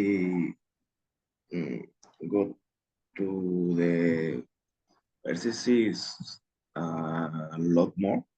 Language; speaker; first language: English; non-native, learner; Spanish